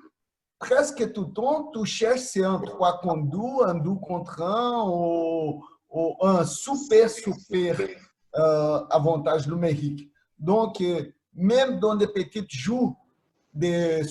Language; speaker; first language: French; non-native, fluent; Portuguese